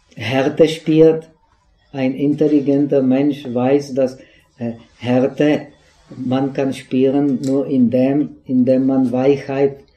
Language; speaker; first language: German; non-native, fluent; Czech